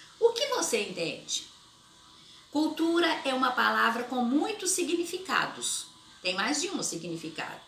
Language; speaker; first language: Portuguese; native; Portuguese